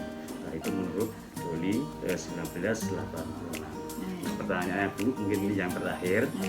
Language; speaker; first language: Indonesian; native; Indonesian